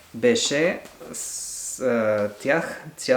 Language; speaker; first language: Bulgarian; non-native, learner; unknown